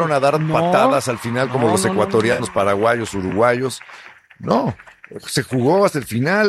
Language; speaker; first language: Spanish; native; Spanish